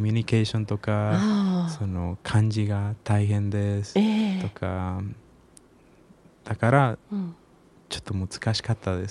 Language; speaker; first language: Japanese; non-native, learner; Spanish